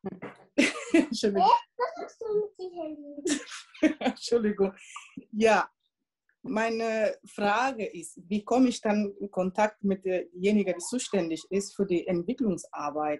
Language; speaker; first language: German; non-native, learner; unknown